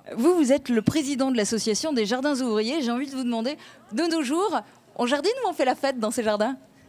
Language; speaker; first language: French; native; French